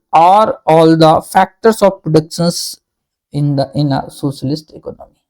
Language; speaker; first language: English; non-native, local second language; Hindi